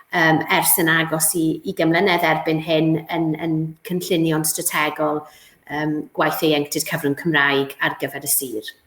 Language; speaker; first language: Welsh; native; Welsh